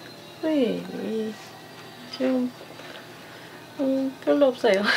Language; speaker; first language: Korean; non-native, learner; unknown